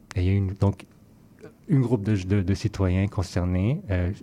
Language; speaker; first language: French; non-native, fluent; English